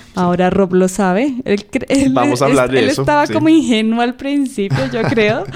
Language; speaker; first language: Spanish; native; Spanish